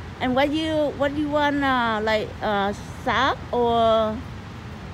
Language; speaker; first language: English; non-native, learner; Vietnamese